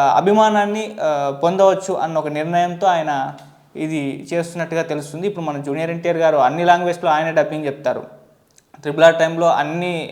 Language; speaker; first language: Telugu; native; Telugu